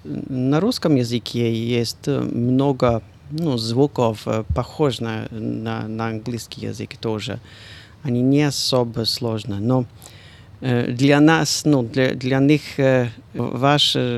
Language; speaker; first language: Russian; non-native, fluent; English